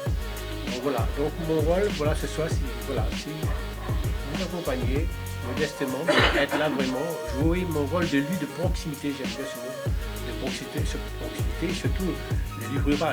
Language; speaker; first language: French; native; French